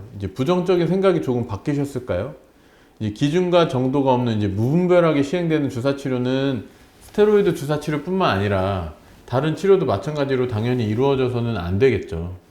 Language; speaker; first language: Korean; native; Korean